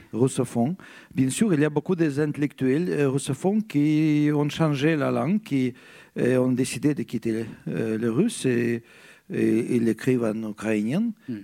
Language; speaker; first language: French; non-native, fluent; Russian